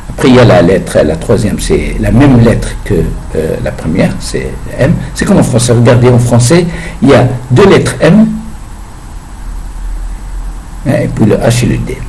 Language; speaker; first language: French; non-native, fluent; Arabic